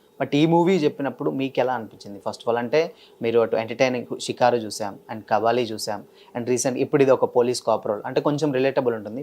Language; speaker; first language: Telugu; native; Telugu